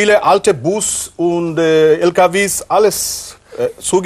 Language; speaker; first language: German; non-native, learner; Bangla